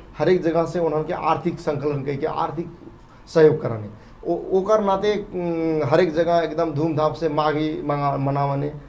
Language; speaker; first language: Bhojpuri; non-native, local second language; Dangaura Tharu